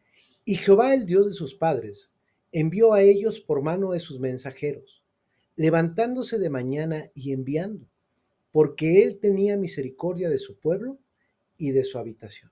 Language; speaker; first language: Spanish; native; Spanish